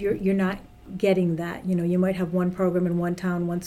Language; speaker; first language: English; native; English